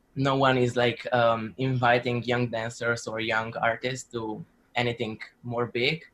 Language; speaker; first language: English; non-native, learner; Slovenian